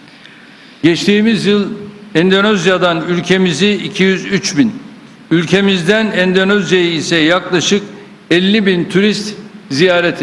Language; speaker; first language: Turkish; native; Turkish